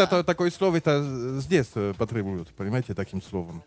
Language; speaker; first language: Russian; non-native, learner; French